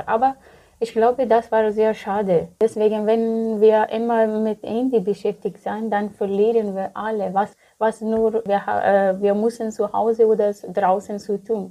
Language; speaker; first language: German; non-native, learner; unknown